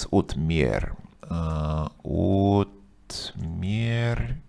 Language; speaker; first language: Russian; non-native, learner; English